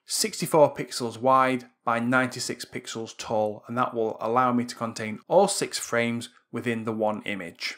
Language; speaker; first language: English; native; English